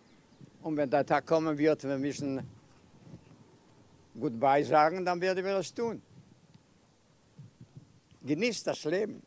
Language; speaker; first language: German; non-native, fluent; Yiddish